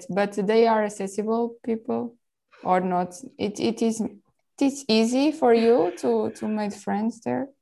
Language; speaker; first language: English; non-native, local second language; Portuguese